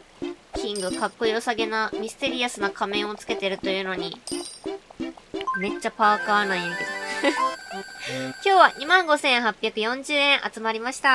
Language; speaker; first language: Japanese; native; Japanese